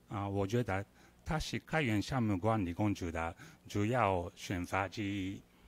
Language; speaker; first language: Chinese; non-native, learner; Japanese